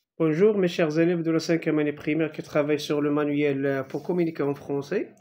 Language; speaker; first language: French; non-native, local second language; Arabic